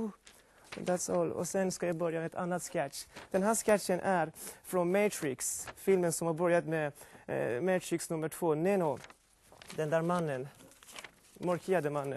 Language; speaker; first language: Swedish; non-native, fluent; Persian